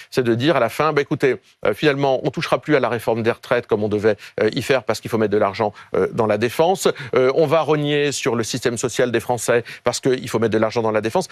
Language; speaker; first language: French; native; French